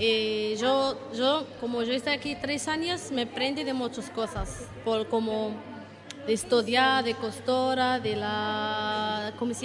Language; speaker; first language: Spanish; non-native, learner; Arabic